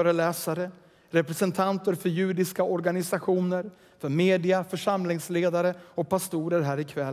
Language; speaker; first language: Swedish; native; Swedish